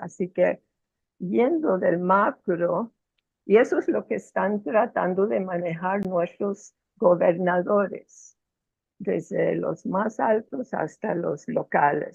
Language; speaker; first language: Spanish; non-native, fluent; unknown